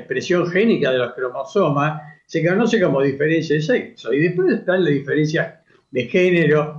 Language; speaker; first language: Spanish; native; Spanish